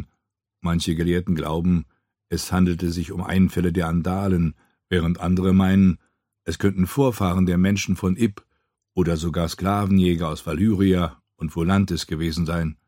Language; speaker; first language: German; native; German